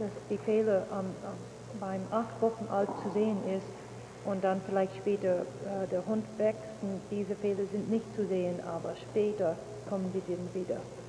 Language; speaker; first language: German; non-native, fluent; English